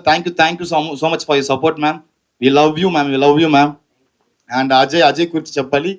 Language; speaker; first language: Telugu; non-native, fluent; Tamil